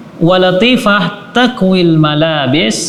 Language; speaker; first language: Arabic; non-native, fluent; Indonesian